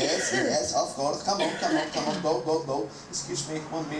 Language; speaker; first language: English; non-native, learner; Spanish